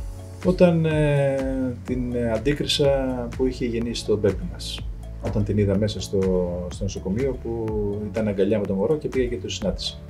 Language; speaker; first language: Greek; native; Greek